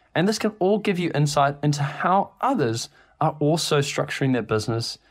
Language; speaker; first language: English; native; English